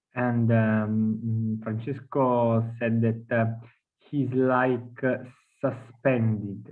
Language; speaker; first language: English; non-native, fluent; Italian